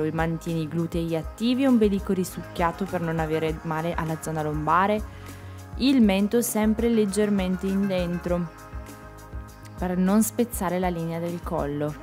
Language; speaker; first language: Italian; native; Italian